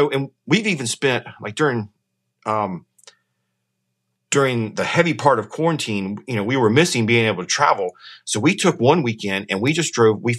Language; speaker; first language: English; native; English